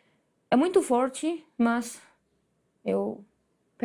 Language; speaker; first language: Portuguese; non-native, learner; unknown